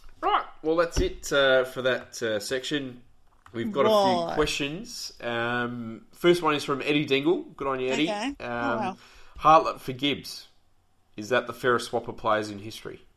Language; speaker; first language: English; native; English